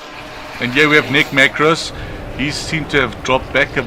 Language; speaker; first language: English; native; English